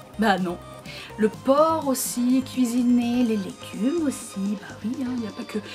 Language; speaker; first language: French; early bilingual, other home language; Portuguese